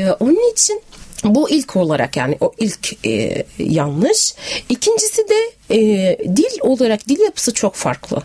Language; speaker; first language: Turkish; non-native, fluent; Arabic